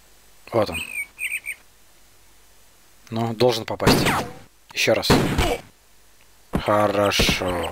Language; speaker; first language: Russian; native; Russian